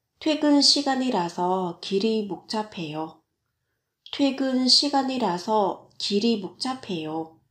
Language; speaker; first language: Korean; non-native, fluent; Vietnamese